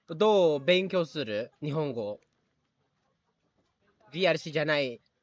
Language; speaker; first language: Japanese; non-native, learner; Filipino